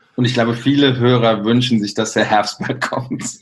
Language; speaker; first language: German; native; German